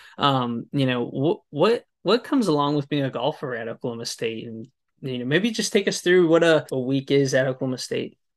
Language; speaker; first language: English; native; English